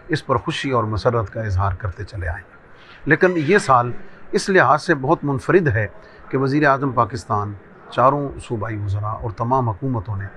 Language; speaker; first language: Urdu; non-native, local second language; Punjabi